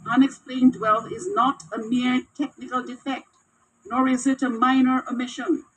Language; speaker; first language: English; non-native, local second language; Filipino